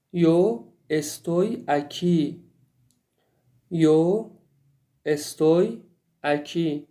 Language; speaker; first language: Spanish; non-native, fluent; Persian